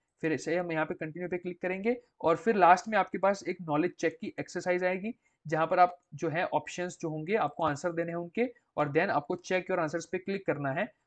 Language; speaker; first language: Hindi; non-native, local second language; Gujarati